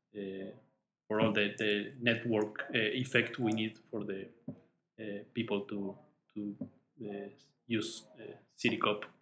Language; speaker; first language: English; non-native, fluent; Spanish